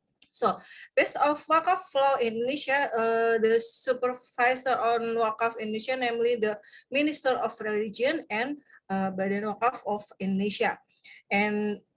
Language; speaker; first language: English; non-native, fluent; Indonesian